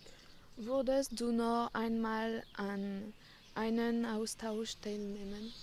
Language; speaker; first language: German; non-native, learner; French